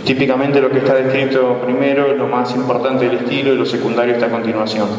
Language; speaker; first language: Spanish; native; Spanish